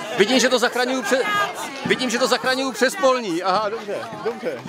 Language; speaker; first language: Czech; native; Czech